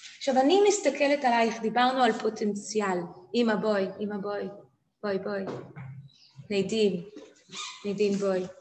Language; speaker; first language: Hebrew; native; Hebrew